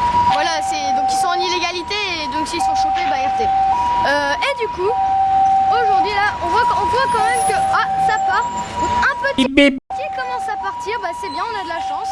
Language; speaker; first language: French; native; French